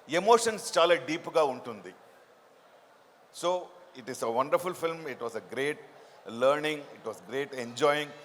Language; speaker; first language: Telugu; non-native, local second language; Tamil